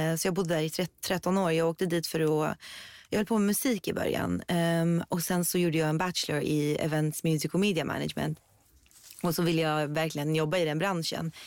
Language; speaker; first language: Swedish; early bilingual, other home language; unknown